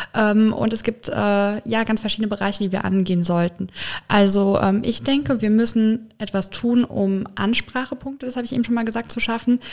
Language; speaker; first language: German; native; German